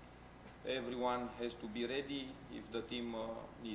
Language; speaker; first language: English; non-native, fluent; Greek